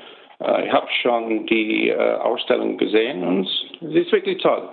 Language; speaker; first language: German; early bilingual, heritage; German